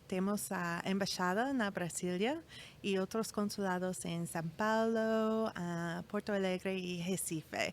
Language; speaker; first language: Portuguese; non-native, fluent; English